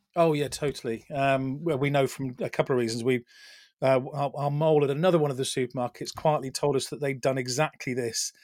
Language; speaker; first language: English; native; English